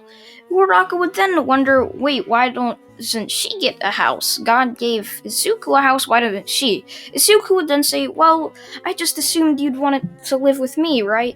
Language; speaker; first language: English; native; English